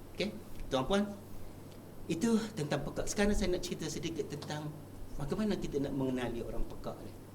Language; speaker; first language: Malay; native; Malay